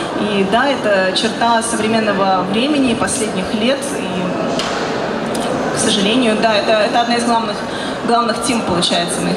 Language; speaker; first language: Russian; native; Russian